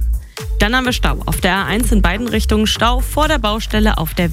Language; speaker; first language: German; native; German